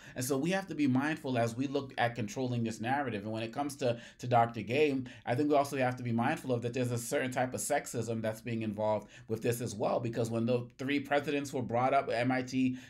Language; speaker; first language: English; native; English